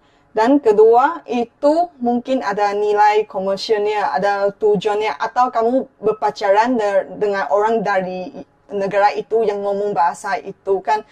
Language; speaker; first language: Indonesian; non-native, fluent; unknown